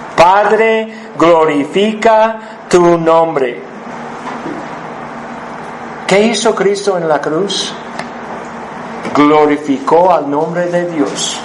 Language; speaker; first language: Spanish; non-native, fluent; English